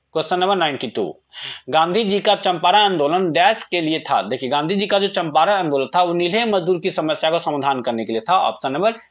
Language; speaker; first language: Hindi; native; Hindi